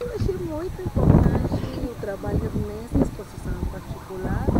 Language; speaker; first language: Portuguese; non-native, fluent; Spanish